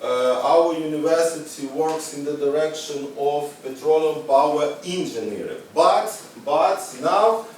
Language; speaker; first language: English; non-native, learner; Ukrainian